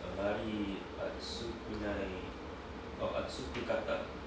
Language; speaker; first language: Japanese; non-native, learner; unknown